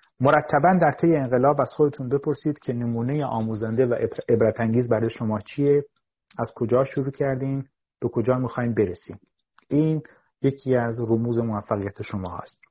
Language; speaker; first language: Persian; native; Persian